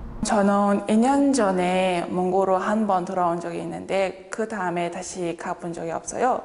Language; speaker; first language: Korean; non-native, fluent; Mongolian